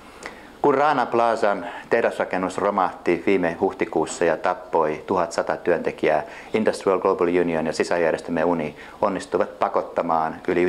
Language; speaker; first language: Finnish; native; Finnish